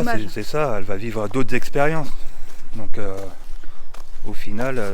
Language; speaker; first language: French; native; French